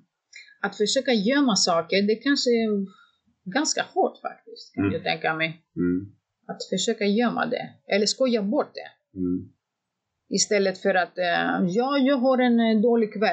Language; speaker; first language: Swedish; non-native, fluent; Greek